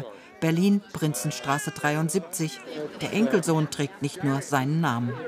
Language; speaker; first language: German; native; German